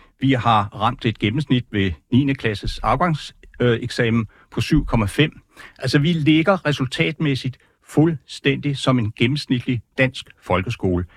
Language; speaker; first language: Danish; native; Danish